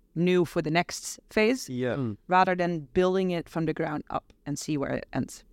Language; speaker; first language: English; non-native, fluent; Dutch